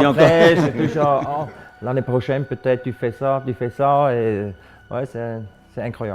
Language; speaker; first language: French; non-native, local second language; German